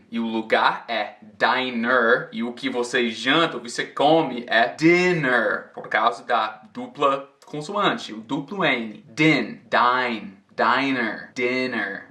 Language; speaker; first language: Portuguese; non-native, fluent; English